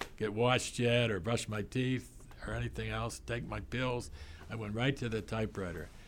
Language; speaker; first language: English; native; English